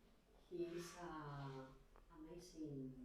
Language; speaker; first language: English; non-native, learner; Spanish